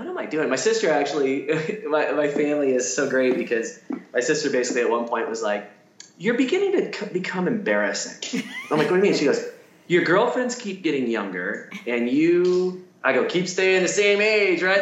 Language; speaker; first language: English; native; English